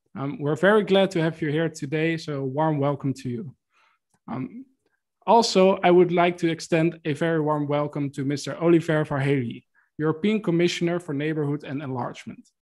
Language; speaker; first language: English; non-native, fluent; Dutch